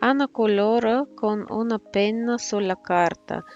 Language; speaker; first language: Italian; non-native, fluent; Bulgarian